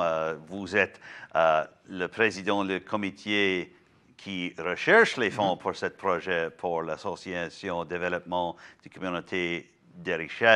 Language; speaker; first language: French; non-native, learner; English